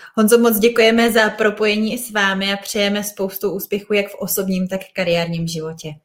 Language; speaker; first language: Czech; native; Czech